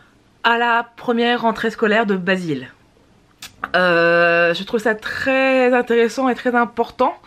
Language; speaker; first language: French; native; French